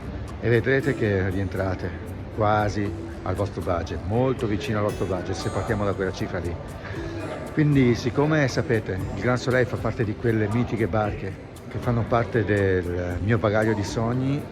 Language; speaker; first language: Italian; native; Italian